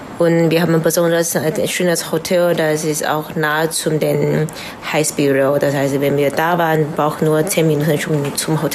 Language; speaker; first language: German; non-native, learner; Chinese